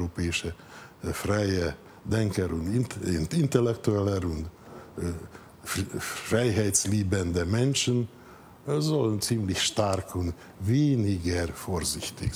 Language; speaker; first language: German; non-native, fluent; Hungarian